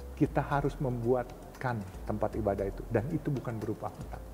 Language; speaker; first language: Indonesian; native; Indonesian